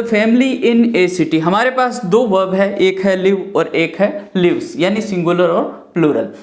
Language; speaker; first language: Hindi; native; Hindi